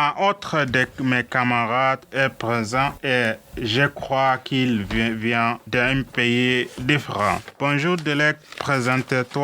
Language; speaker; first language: French; non-native, learner; Arabic